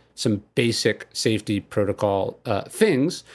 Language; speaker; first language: English; native; English